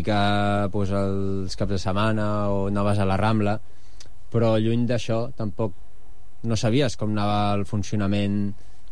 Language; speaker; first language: Catalan; native; Catalan